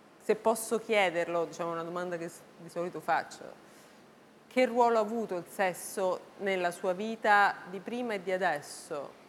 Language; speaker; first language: Italian; native; Italian